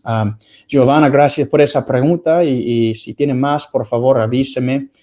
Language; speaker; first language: Spanish; non-native, fluent; English